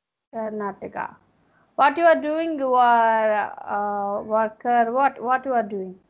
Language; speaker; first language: English; non-native, learner; Telugu